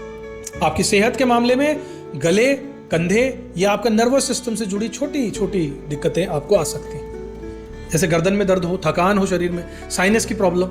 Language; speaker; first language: Hindi; native; Hindi